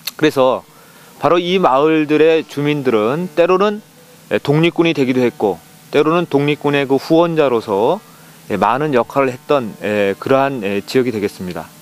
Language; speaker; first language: Korean; native; Korean